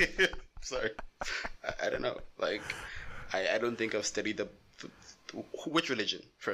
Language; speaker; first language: English; non-native, local second language; Akan